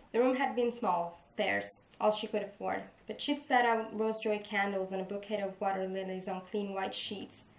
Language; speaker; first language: English; non-native, fluent; Italian